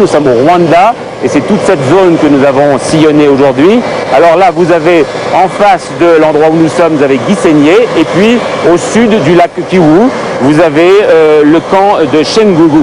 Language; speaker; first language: French; native; French